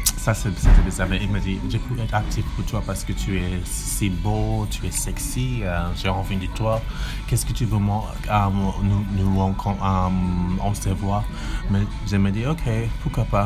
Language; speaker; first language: French; non-native, learner; English